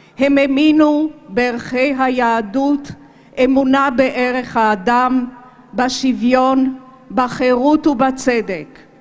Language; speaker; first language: Hebrew; early bilingual, other home language; Romanian